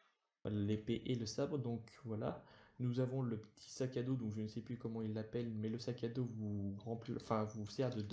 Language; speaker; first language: French; native; French